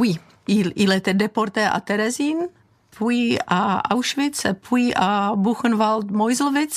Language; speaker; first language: French; non-native, fluent; Czech